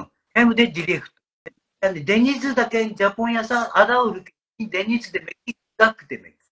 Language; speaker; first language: Turkish; non-native, learner; Japanese